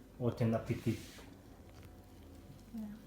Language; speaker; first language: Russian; non-native, learner; Filipino